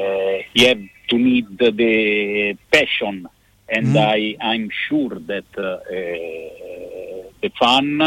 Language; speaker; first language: English; non-native, learner; Italian